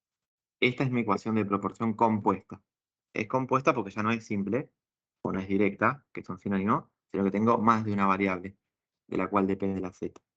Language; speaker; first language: Spanish; native; Spanish